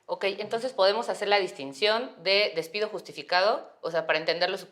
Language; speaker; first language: Spanish; native; Spanish